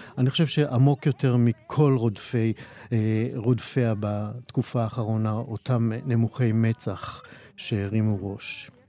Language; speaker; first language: Hebrew; native; Hebrew